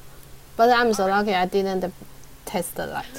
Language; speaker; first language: English; non-native, learner; Chinese